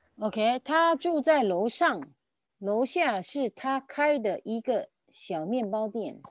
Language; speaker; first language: Chinese; non-native, learner; French